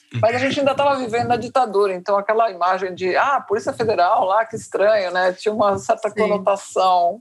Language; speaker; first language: Portuguese; native; Portuguese